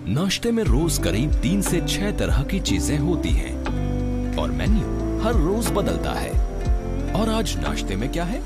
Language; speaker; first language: Hindi; native; Hindi